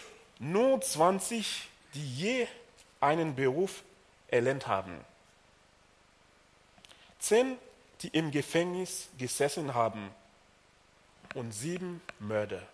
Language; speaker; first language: German; non-native, fluent; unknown